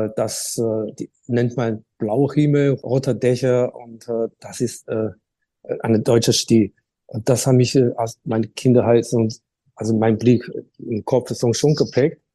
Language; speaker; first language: German; non-native, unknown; Chinese